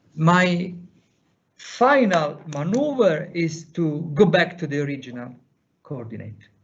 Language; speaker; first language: English; non-native, fluent; Italian